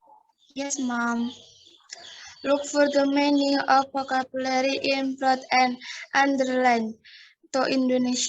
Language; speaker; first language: English; non-native, learner; Indonesian